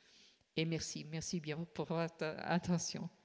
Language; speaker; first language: French; non-native, fluent; Portuguese